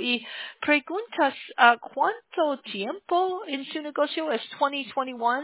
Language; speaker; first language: Spanish; non-native, learner; English